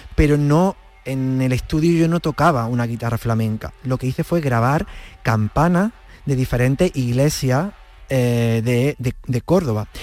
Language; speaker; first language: Spanish; native; Spanish